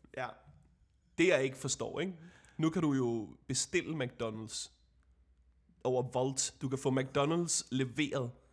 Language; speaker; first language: Danish; native; Danish